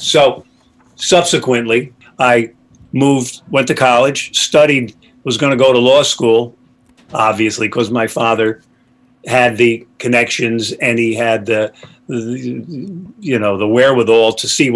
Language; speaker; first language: English; native; English